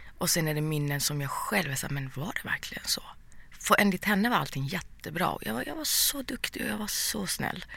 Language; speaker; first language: Swedish; early bilingual, other home language; Persian